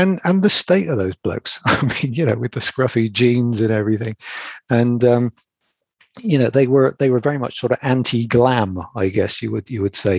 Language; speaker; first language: English; native; English